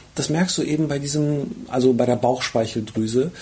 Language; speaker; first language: German; early bilingual, other home language; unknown